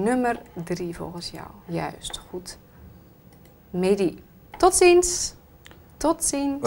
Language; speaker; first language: Dutch; native; Dutch